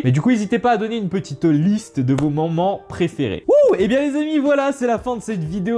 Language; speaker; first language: French; native; French